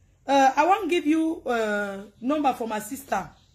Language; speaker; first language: English; non-native, local second language; French